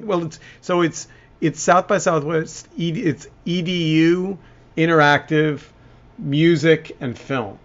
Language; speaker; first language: English; native; English